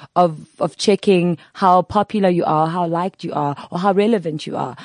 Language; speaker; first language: English; non-native, local second language; Zulu